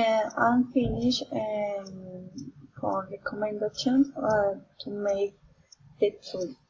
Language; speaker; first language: English; non-native, learner; Spanish